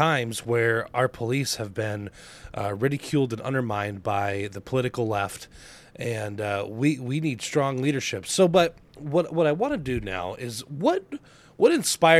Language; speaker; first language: English; native; English